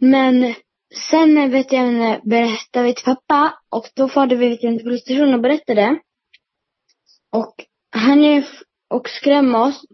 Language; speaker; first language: Swedish; early bilingual, other home language; Amharic